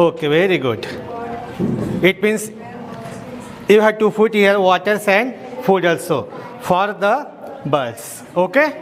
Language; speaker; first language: English; non-native, local second language; Hindi